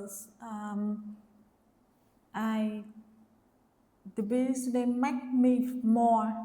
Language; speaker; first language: English; non-native, learner; Vietnamese